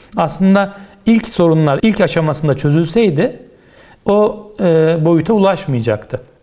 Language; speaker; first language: Turkish; native; Turkish